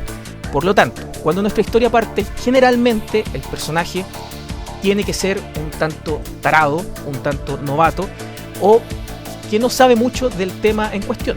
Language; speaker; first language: Spanish; native; Spanish